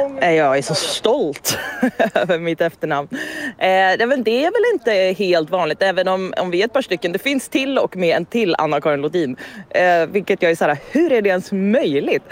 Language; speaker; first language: Swedish; native; Swedish